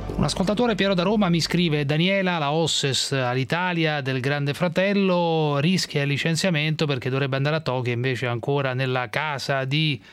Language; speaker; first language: Italian; native; Italian